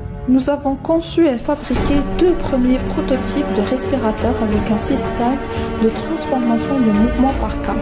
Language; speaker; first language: French; non-native, local second language; Arabic